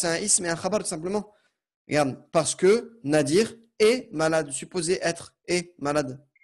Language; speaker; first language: French; native; French